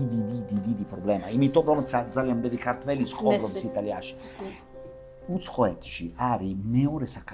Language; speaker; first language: Georgian; non-native, learner; Italian